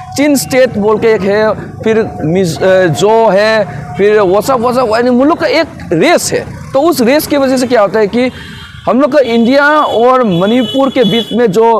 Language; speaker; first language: Hindi; non-native, local second language; Manipuri